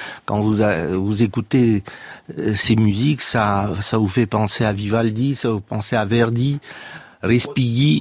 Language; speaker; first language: French; non-native, fluent; Romanian